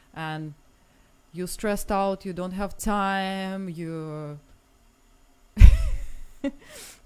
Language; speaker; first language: English; non-native, fluent; Russian